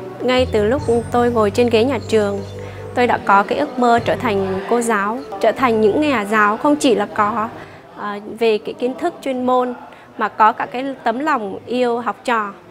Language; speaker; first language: Vietnamese; non-native, local second language; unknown